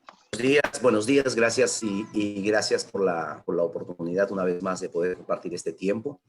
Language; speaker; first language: Spanish; native; Spanish